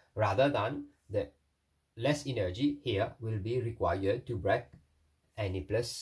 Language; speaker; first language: English; non-native, local second language; Morisyen